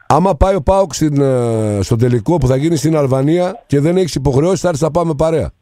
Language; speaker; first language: Greek; native; Greek